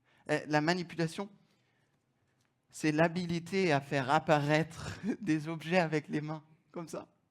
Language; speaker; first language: French; non-native, fluent; German